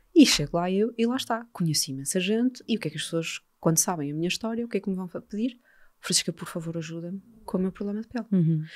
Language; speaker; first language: Portuguese; native; Portuguese